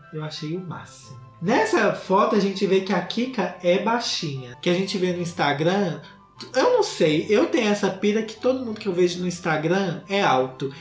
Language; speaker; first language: Portuguese; native; Portuguese